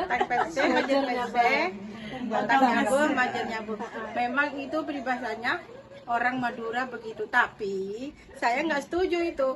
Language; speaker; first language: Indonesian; non-native, local second language; Madurese